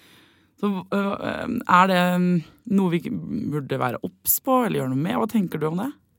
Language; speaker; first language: Norwegian; native; Norwegian